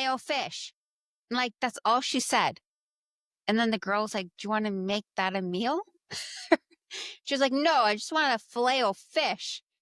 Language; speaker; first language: English; native; English